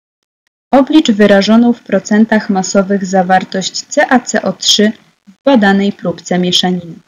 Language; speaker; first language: Polish; native; Polish